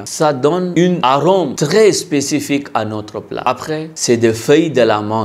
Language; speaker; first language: French; non-native, learner; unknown